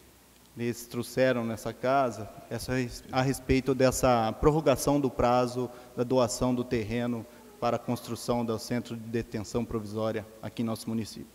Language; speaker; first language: Portuguese; native; Portuguese